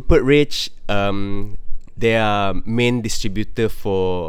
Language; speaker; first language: English; non-native, local second language; Malay